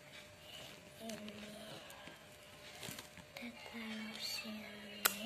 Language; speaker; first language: Indonesian; native; Indonesian